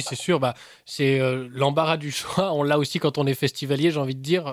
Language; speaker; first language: French; native; French